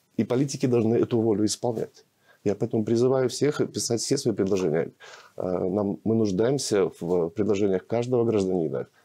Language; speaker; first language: Russian; native; Russian